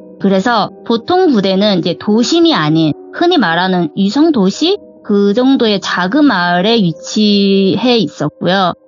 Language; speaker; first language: Korean; non-native, fluent; Chinese